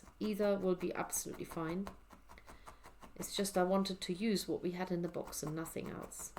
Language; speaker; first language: English; native; English